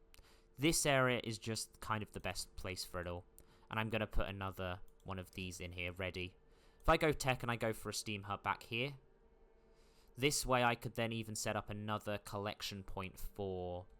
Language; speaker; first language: English; native; English